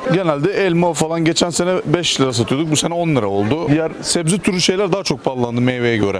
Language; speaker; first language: Turkish; native; Turkish